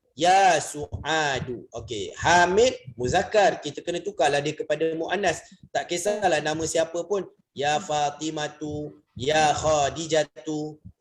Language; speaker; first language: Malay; native; Malay